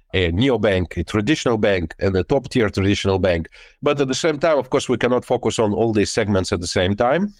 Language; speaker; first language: English; non-native, fluent; Lithuanian